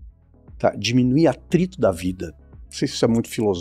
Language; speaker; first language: Portuguese; native; Portuguese